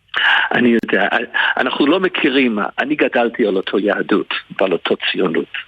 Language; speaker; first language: Hebrew; non-native, fluent; English